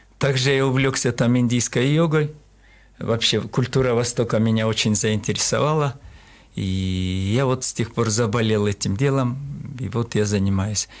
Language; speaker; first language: Russian; non-native, local second language; Kyrgyz